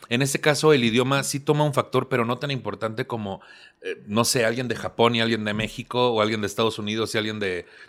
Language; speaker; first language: Spanish; native; Spanish